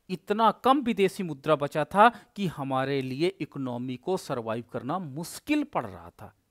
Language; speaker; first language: Hindi; native; Hindi